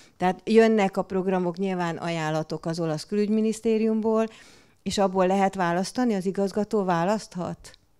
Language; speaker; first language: Hungarian; native; Hungarian